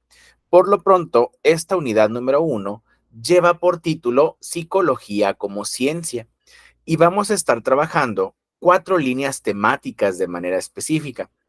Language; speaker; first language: Spanish; native; Spanish